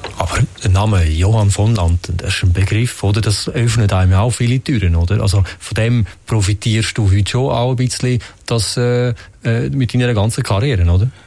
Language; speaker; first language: German; native; German